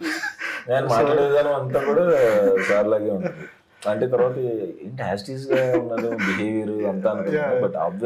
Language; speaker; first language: Telugu; native; Telugu